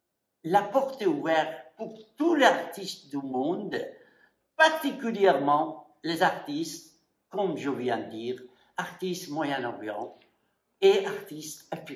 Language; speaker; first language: French; non-native, fluent; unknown